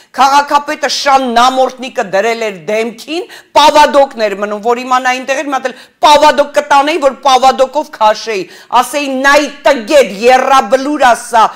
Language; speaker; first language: Armenian; early bilingual, heritage; Armenian